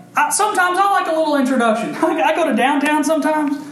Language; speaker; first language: English; native; English